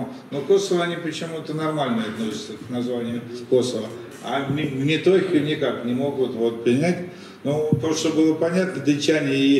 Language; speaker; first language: Russian; native; Russian